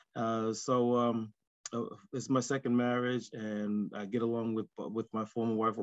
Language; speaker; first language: English; native; English